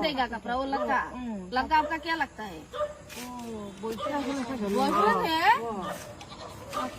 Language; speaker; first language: Hindi; non-native, local second language; Assamese